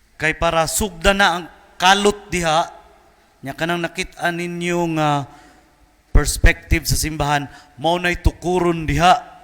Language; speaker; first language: Cebuano; native; Cebuano